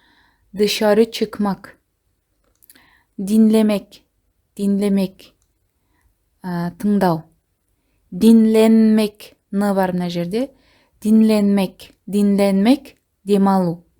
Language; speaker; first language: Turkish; non-native, fluent; Kazakh